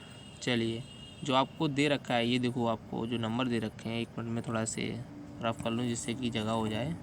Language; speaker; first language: Hindi; native; Hindi